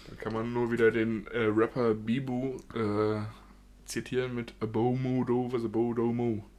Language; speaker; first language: German; native; German